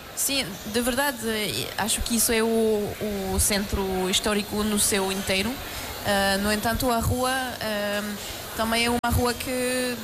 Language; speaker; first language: Portuguese; non-native, fluent; French